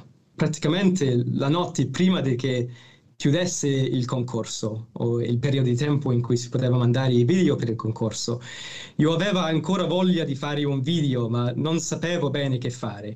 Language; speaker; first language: Italian; non-native, fluent; English